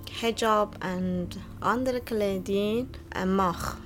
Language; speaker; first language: Dutch; non-native, learner; Persian